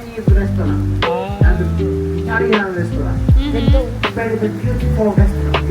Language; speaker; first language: English; non-native, learner; Japanese